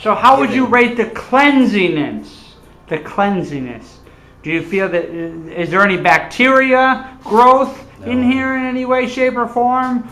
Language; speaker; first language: English; native; English